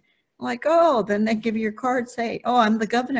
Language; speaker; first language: English; early bilingual, other home language; Spanish